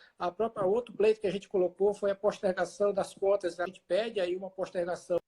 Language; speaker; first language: Portuguese; native; Portuguese